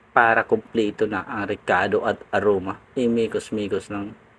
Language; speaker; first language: Filipino; non-native, local second language; Bikol